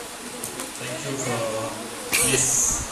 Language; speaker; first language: English; non-native, learner; Indonesian